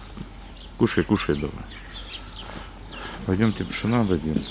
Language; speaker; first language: Russian; native; Russian